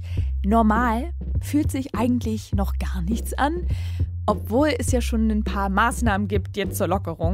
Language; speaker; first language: German; native; German